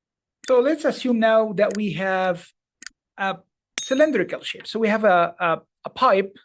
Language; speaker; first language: English; non-native, fluent; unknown